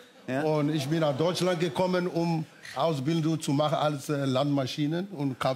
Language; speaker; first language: German; non-native, fluent; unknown